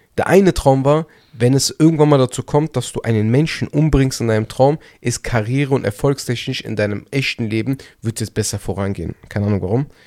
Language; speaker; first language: German; early bilingual, other home language; Turkish